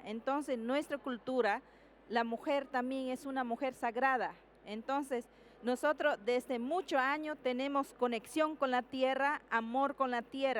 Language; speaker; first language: Spanish; non-native, local second language; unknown